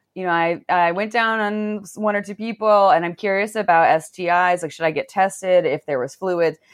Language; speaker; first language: English; native; English